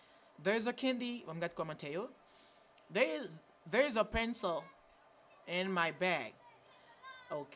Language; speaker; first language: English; non-native, fluent; Haitian Creole